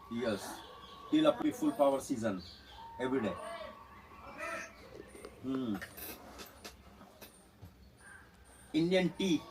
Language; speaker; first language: English; non-native, learner; Hindi